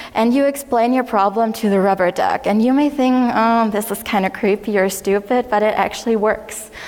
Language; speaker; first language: English; non-native, fluent; German